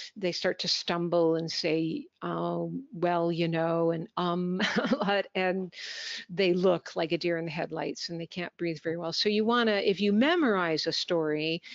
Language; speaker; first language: English; native; English